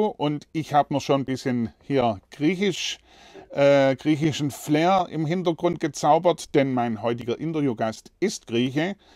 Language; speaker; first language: German; native; German